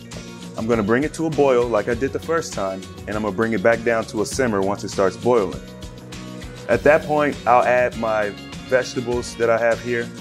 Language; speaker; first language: English; native; English